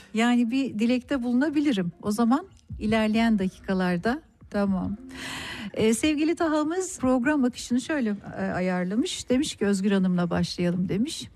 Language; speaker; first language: Turkish; native; Turkish